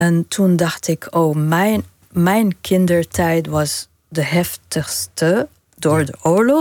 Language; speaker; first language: Dutch; non-native, fluent; Arabic